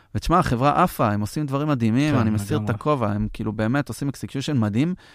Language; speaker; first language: Hebrew; native; Hebrew